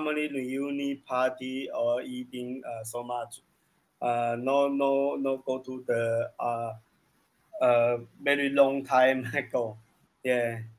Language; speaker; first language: English; non-native, learner; Chinese